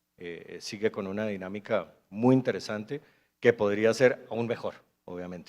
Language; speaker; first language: Spanish; native; Spanish